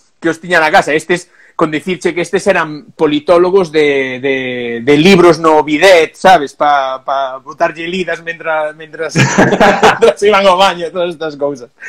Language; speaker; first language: Galician; non-native, local second language; Spanish